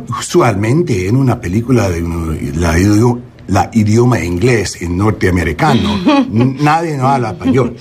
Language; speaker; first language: Spanish; early bilingual, heritage; Spanish